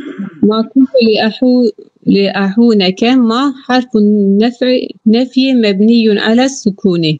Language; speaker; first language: Arabic; non-native, learner; Turkish